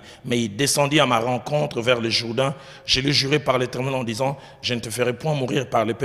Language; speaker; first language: French; non-native, local second language; Lingala